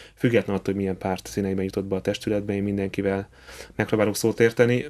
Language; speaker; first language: Hungarian; native; Hungarian